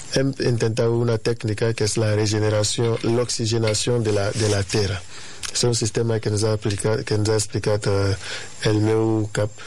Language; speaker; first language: Catalan; non-native, fluent; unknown